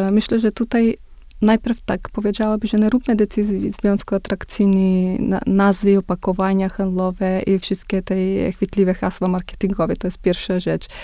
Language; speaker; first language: Polish; non-native, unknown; Macedonian